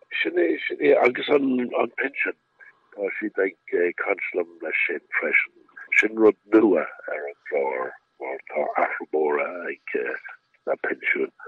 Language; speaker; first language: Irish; non-native, local second language; English